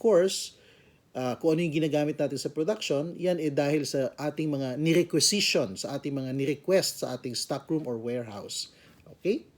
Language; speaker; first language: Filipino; native; Filipino